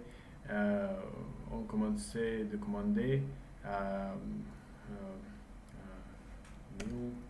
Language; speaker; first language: French; non-native, learner; English